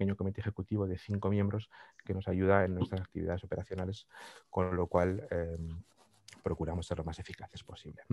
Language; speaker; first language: Spanish; native; Spanish